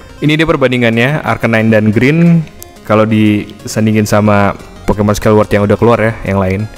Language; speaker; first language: Indonesian; native; Indonesian